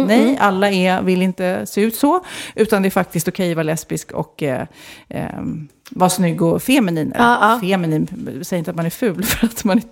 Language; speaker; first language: Swedish; native; Swedish